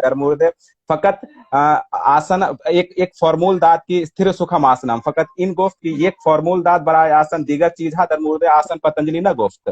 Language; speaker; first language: Persian; non-native, fluent; Hindi